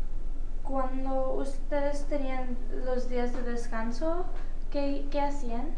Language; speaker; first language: Spanish; early bilingual, heritage; Spanish